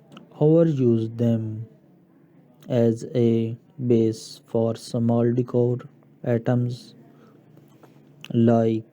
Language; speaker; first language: English; non-native, local second language; Urdu